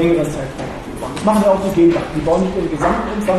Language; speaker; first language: German; native; German